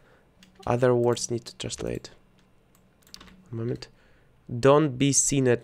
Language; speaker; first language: English; non-native, learner; Russian